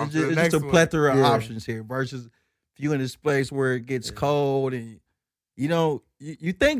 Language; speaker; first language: English; native; English